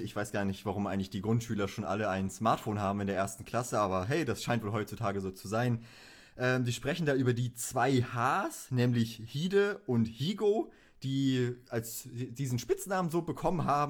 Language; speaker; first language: German; native; German